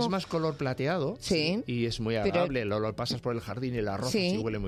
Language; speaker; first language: Spanish; native; Spanish